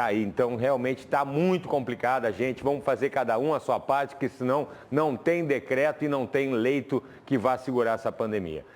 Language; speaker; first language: Portuguese; native; Portuguese